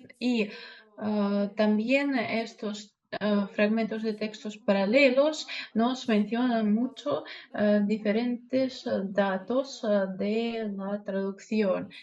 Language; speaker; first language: Spanish; non-native, fluent; Russian